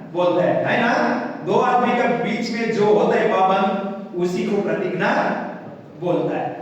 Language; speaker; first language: Hindi; non-native, local second language; Telugu